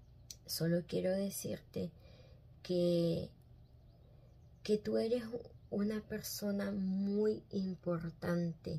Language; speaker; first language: Spanish; native; Spanish